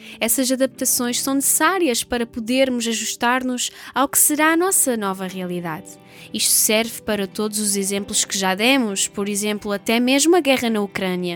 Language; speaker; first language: Portuguese; native; Portuguese